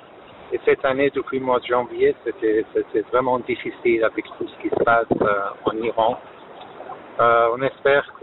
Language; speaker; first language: French; non-native, fluent; Persian